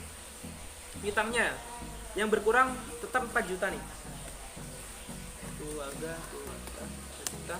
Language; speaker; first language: Indonesian; native; Indonesian